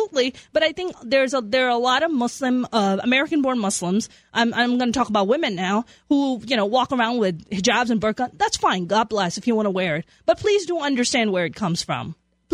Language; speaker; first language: English; non-native, local second language; Urdu